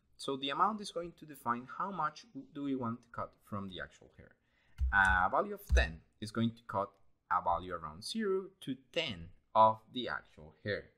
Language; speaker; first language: English; non-native, fluent; Spanish